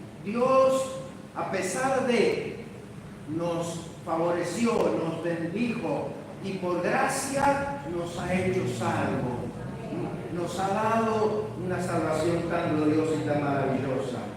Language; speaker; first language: Spanish; native; Spanish